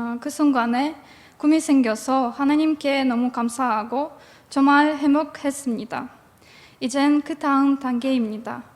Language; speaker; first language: Korean; non-native, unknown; Russian